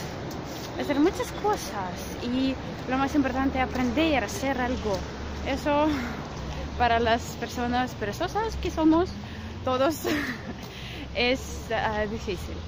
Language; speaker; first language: Spanish; non-native, fluent; Russian